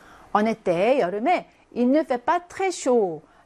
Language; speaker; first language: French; non-native, fluent; Korean